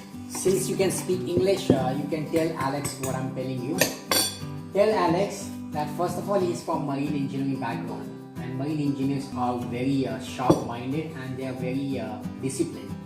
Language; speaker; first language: English; non-native, local second language; Hindi